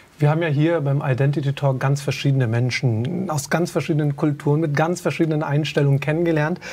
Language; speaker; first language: German; native; German